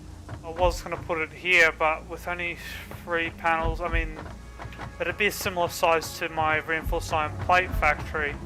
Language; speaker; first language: English; native; English